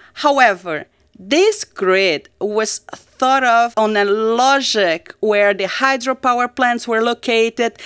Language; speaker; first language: English; non-native, fluent; Portuguese